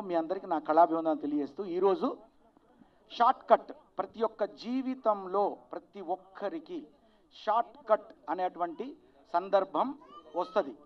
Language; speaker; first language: Telugu; native; Telugu